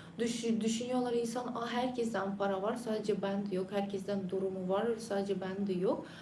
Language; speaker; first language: Turkish; non-native, fluent; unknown